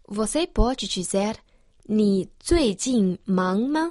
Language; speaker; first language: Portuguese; non-native, fluent; Chinese